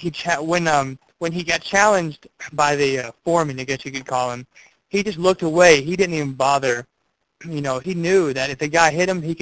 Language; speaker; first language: English; native; English